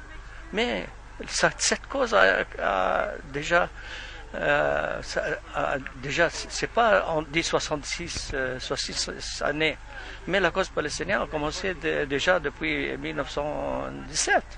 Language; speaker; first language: French; non-native, fluent; Arabic